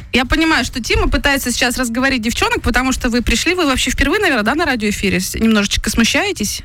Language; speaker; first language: Russian; native; Russian